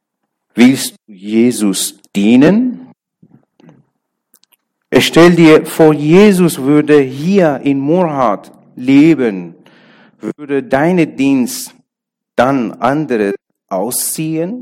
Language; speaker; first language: German; non-native, learner; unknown